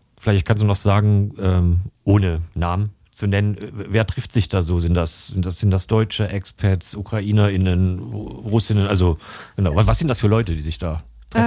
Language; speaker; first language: German; native; German